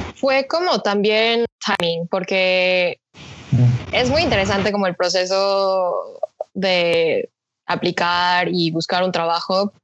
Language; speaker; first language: Spanish; early bilingual, other home language; Korean